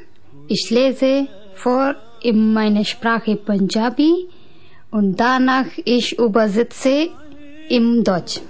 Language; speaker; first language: German; non-native, learner; Punjabi